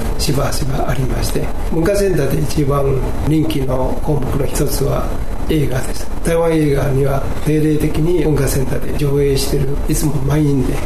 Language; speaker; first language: Japanese; non-native, fluent; Chinese